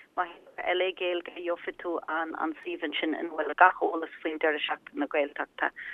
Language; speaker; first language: Irish; early bilingual, heritage; Irish